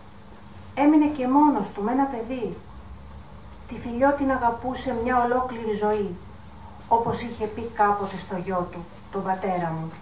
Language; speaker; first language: Greek; native; Greek